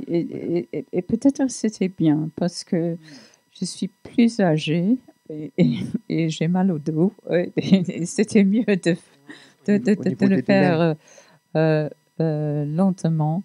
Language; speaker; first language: French; non-native, fluent; English